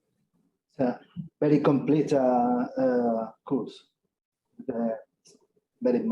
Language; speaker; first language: English; non-native, fluent; Spanish